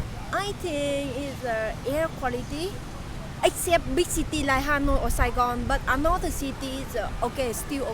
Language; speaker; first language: English; non-native, learner; Vietnamese